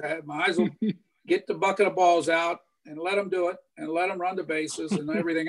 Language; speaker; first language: English; native; English